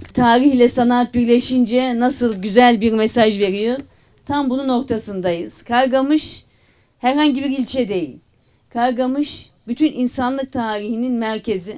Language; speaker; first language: Turkish; native; Turkish